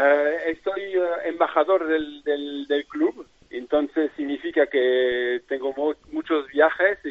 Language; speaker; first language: Spanish; non-native, fluent; French